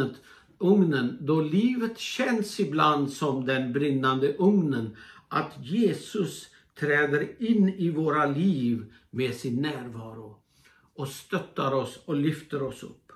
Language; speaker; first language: Swedish; non-native, fluent; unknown